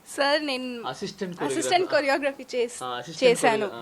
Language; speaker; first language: Telugu; non-native, learner; Hindi